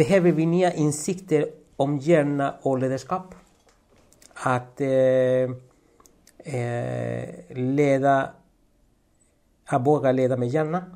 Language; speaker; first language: Swedish; non-native, fluent; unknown